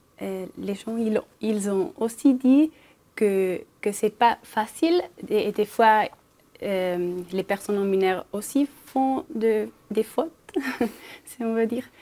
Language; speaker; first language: French; non-native, local second language; German